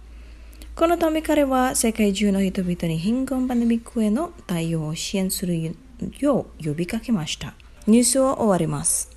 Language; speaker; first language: Japanese; non-native, fluent; Indonesian